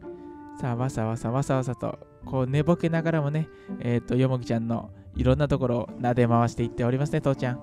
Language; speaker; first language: Japanese; native; Japanese